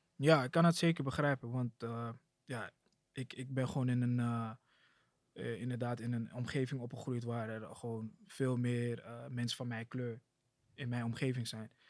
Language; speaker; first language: Dutch; early bilingual, other home language; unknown